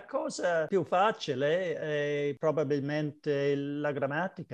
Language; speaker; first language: Italian; non-native, learner; English